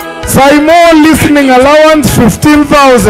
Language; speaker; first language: Swahili; non-native, local second language; Kalenjin